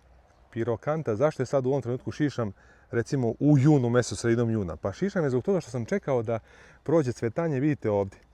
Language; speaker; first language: Croatian; native; Croatian